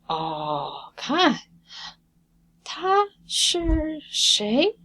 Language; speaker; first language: Chinese; non-native, fluent; English